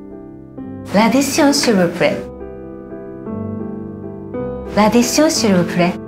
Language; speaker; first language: French; non-native, learner; Japanese